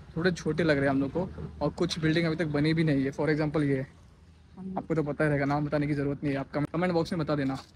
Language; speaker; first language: Hindi; non-native, local second language; Marathi